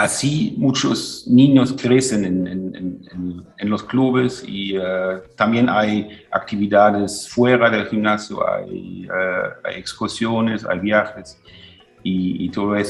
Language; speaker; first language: Spanish; non-native, fluent; German